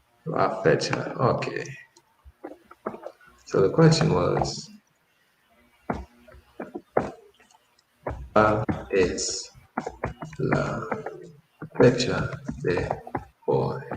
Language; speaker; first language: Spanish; non-native, fluent; English